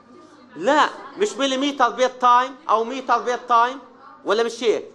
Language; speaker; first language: Arabic; native; Arabic